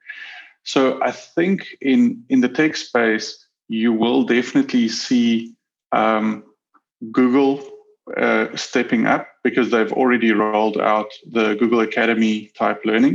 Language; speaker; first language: English; non-native, local second language; Afrikaans